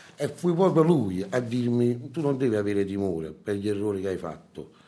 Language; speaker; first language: Italian; native; Italian